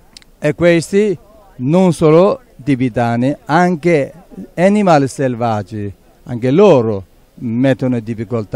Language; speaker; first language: Italian; non-native, learner; Tibetan